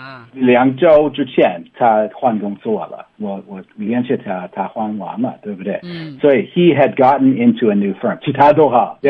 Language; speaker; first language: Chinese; non-native, learner; English